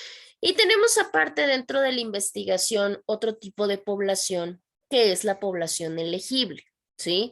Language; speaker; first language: Spanish; native; Spanish